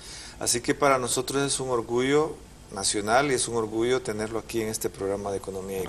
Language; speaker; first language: Spanish; native; Spanish